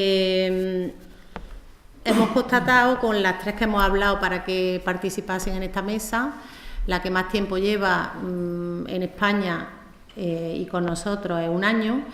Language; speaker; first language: Spanish; native; Spanish